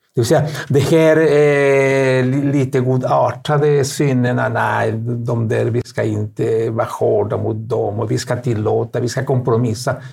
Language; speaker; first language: Swedish; non-native, fluent; Spanish